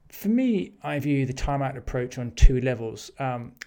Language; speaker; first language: English; native; English